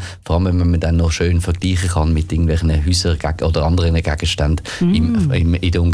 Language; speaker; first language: German; native; German